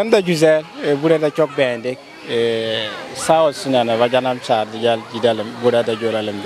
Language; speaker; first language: Turkish; non-native, fluent; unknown